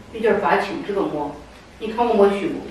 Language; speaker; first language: Chinese; native; Chinese